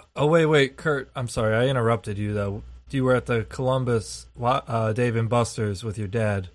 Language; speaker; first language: English; native; English